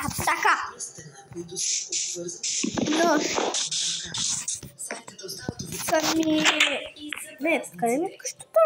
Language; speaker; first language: Bulgarian; early bilingual, heritage; Bulgarian